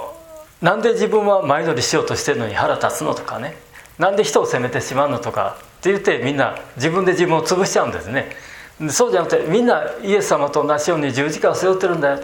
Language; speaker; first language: Japanese; native; Japanese